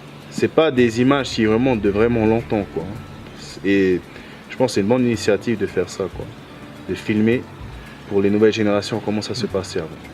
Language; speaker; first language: French; native; French